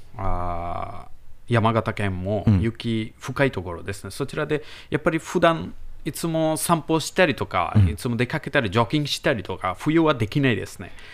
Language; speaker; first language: Japanese; non-native, learner; Bangla